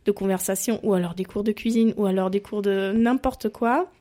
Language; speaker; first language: French; non-native, fluent; German